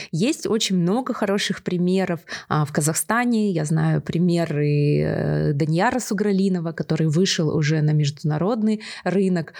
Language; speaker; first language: Russian; native; Russian